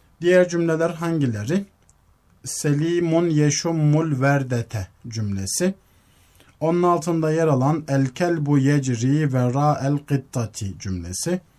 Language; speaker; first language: Turkish; native; Turkish